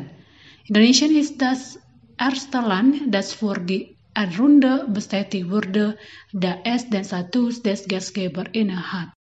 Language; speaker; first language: German; non-native, fluent; Indonesian